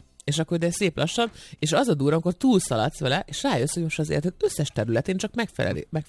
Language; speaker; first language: Hungarian; native; Hungarian